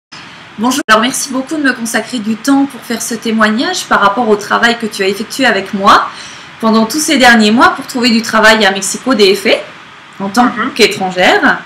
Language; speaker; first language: French; native; French